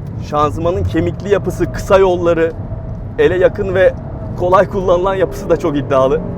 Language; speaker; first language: Turkish; native; Turkish